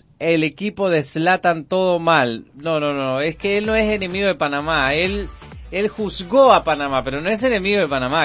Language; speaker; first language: Spanish; native; Spanish